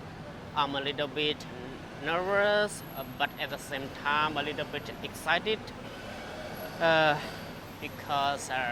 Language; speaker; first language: English; non-native, fluent; Chinese